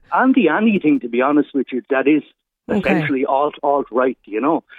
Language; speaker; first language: English; native; English